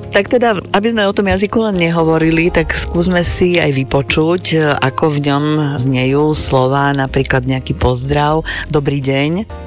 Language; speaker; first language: Slovak; native; Slovak